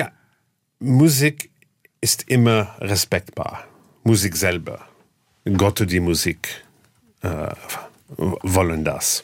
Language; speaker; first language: German; non-native, fluent; English